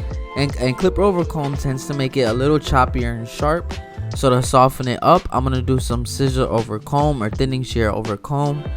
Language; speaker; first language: English; native; English